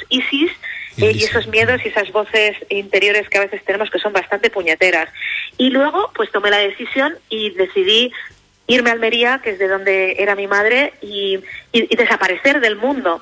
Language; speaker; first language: Spanish; native; Spanish